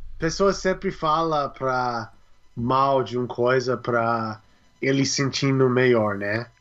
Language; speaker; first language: Portuguese; non-native, learner; English